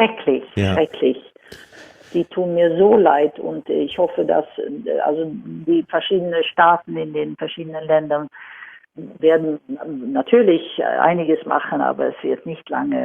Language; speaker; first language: German; non-native, fluent; Swedish